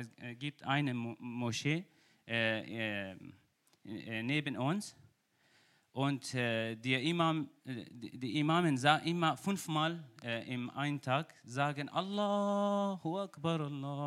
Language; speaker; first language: German; non-native, learner; Kurdish